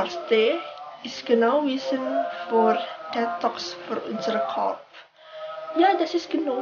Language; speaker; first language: German; non-native, learner; Indonesian